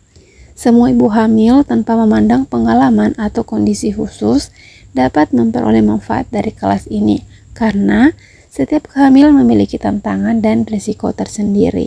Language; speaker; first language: Indonesian; native; Indonesian